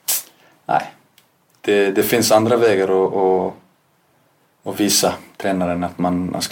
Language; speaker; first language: Swedish; non-native, fluent; Icelandic